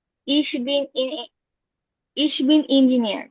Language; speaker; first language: German; non-native, learner; Bangla